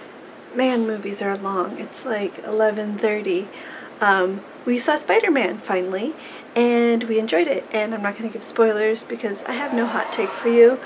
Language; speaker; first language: English; native; English